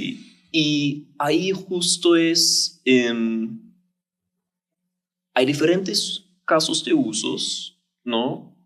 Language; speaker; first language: Spanish; non-native, fluent; German